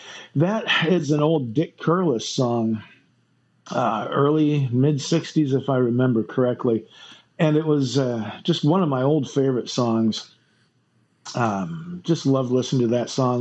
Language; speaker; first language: English; native; English